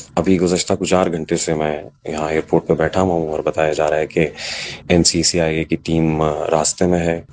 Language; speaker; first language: Urdu; native; Urdu